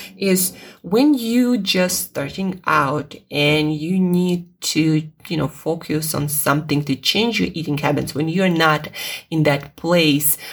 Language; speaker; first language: English; non-native, fluent; Russian